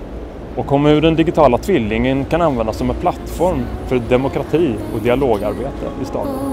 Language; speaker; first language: Swedish; native; Swedish